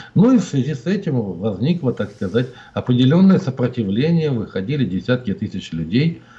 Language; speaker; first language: Russian; native; Russian